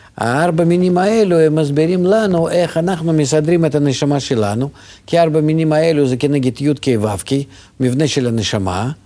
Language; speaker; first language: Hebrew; non-native, fluent; Russian